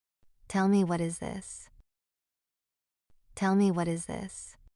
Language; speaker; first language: English; non-native, fluent; Portuguese